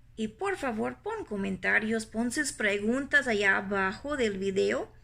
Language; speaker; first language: Spanish; non-native, fluent; English